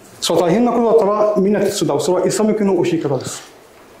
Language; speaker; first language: Japanese; non-native, learner; Arabic